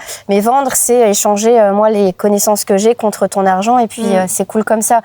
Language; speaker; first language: French; native; French